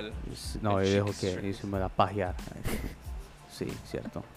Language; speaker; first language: Spanish; early bilingual, heritage; Spanish